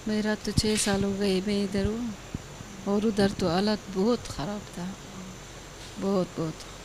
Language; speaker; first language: Hindi; non-native, learner; Persian